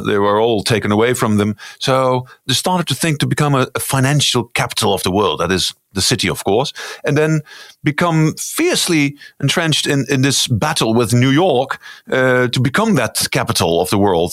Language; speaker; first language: English; non-native, fluent; Dutch